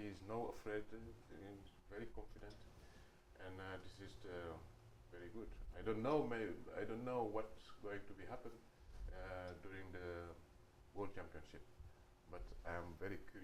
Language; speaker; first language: English; non-native, learner; Wolof